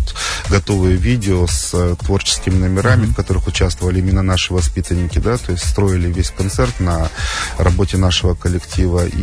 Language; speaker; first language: Russian; native; Russian